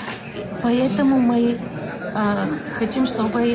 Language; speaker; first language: Russian; non-native, learner; Bulgarian